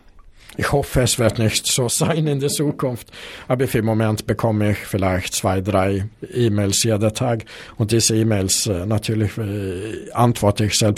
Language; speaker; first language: German; non-native, fluent; Swedish